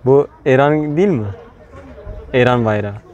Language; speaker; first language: Turkish; non-native, fluent; Persian